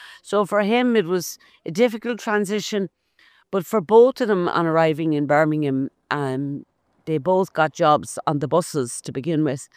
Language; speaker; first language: English; native; English